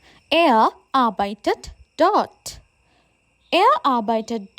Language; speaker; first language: German; non-native, learner; Sinhala